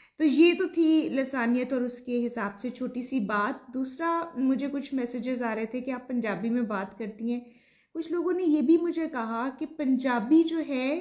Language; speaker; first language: Urdu; native; Urdu